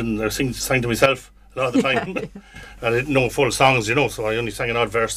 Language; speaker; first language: English; native; English